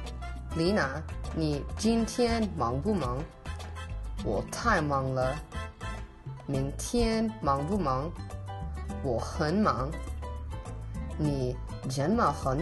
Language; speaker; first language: Chinese; non-native, learner; English